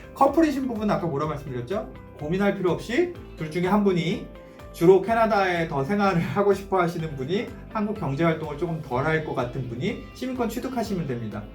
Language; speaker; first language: Korean; native; Korean